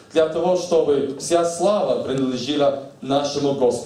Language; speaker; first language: Russian; native; Russian